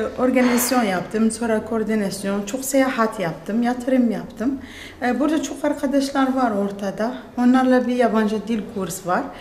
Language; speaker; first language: Turkish; non-native, learner; Arabic